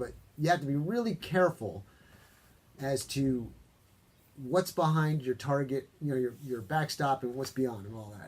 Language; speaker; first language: English; native; English